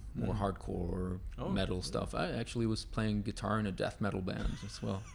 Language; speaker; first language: English; non-native, fluent; Spanish